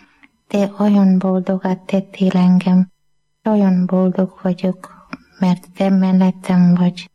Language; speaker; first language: Hungarian; non-native, learner; Malayalam